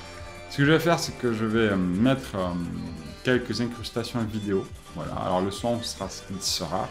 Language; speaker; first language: French; native; French